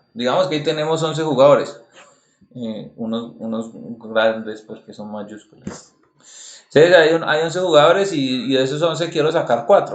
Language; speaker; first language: Spanish; native; Spanish